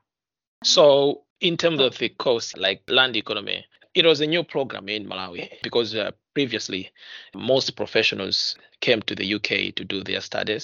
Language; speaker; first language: English; non-native, local second language; Nyanja